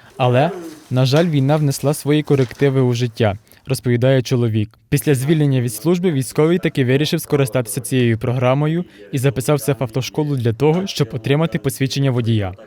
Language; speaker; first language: Ukrainian; native; Ukrainian